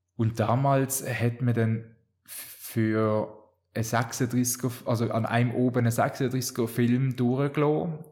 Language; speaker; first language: German; native; German